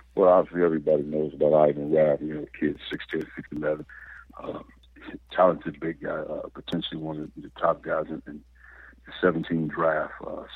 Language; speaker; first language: English; native; English